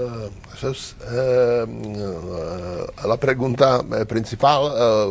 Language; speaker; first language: Spanish; non-native, learner; Czech